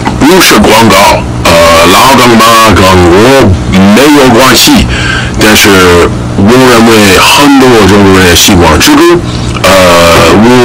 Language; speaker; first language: Chinese; non-native, learner; English